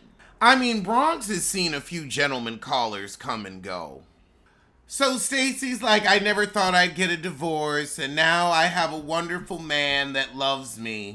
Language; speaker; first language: English; native; English